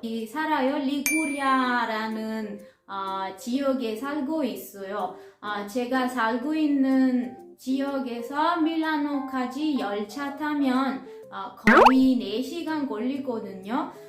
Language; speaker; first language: Korean; non-native, fluent; Italian